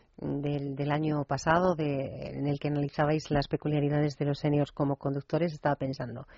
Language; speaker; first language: Spanish; native; Spanish